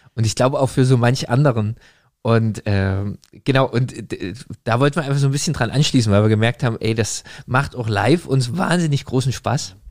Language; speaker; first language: German; native; German